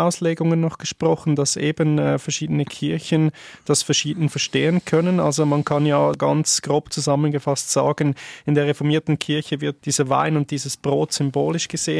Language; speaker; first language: German; native; German